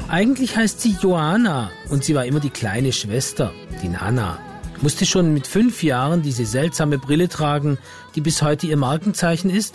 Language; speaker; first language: German; native; German